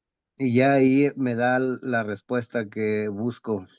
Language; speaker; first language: Spanish; native; Spanish